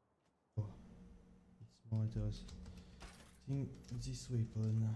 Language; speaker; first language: English; non-native, learner; French